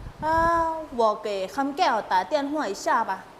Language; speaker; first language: Chinese; non-native, learner; Thai